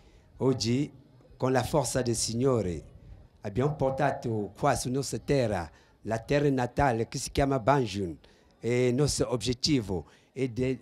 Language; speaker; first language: Italian; non-native, fluent; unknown